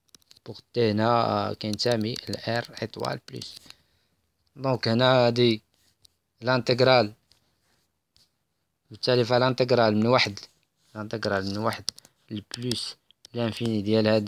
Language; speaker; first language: Arabic; native; Arabic